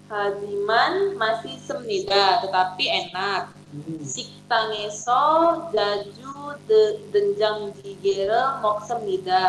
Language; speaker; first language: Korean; non-native, learner; Indonesian